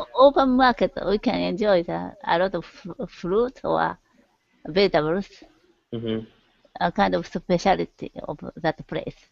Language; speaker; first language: English; non-native, learner; Japanese